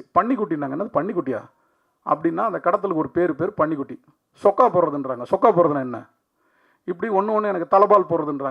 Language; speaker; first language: Tamil; native; Tamil